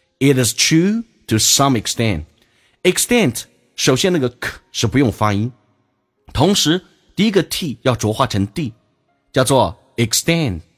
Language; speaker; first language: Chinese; native; Chinese